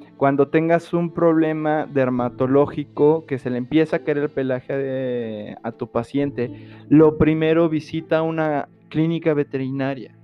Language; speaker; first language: Spanish; native; Spanish